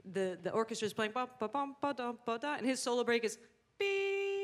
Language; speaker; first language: English; native; English